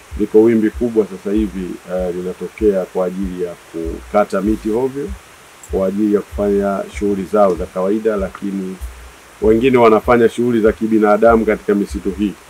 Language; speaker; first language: Swahili; native; Swahili